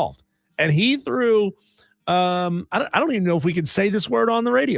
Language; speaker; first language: English; native; English